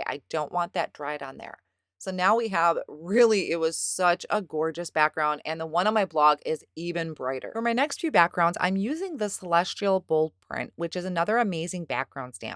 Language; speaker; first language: English; native; English